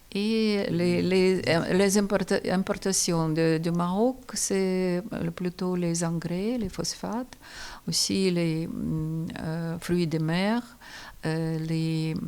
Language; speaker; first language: French; non-native, fluent; Ukrainian